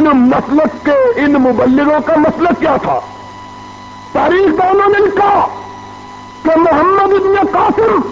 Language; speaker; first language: Urdu; non-native, local second language; Punjabi